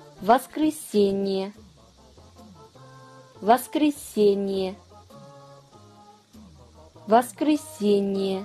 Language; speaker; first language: Russian; non-native, fluent; Kazakh